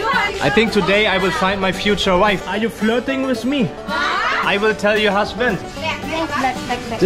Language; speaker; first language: English; non-native, fluent; German